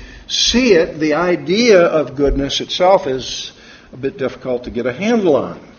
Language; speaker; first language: English; native; English